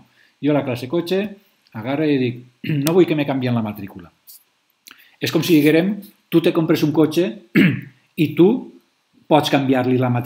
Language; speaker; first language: Catalan; native; Catalan